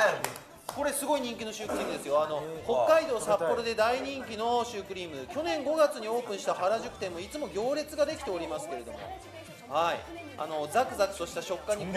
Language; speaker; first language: Japanese; native; Japanese